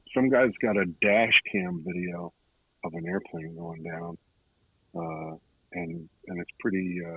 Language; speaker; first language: English; native; English